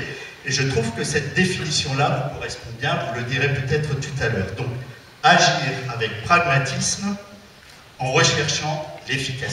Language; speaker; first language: French; native; French